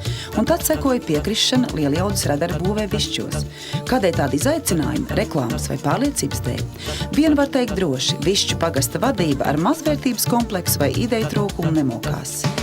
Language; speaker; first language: Latvian; native; Latvian